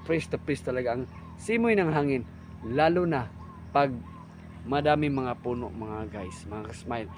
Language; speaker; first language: Filipino; non-native, local second language; Cebuano